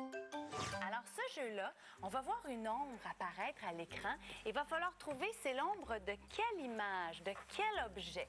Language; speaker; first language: French; native; French